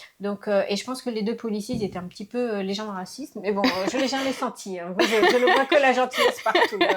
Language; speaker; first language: French; early bilingual, other home language; Lao